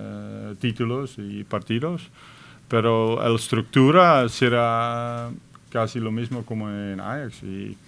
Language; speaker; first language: Spanish; non-native, fluent; Dutch